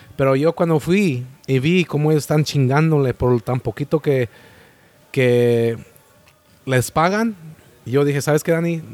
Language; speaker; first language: Spanish; native; Spanish